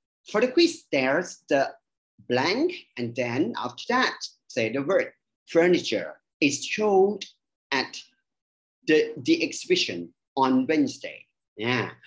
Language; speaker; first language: English; non-native, fluent; Thai